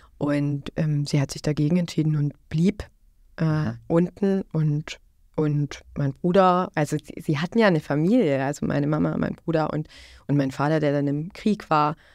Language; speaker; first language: German; non-native, fluent; Bosnian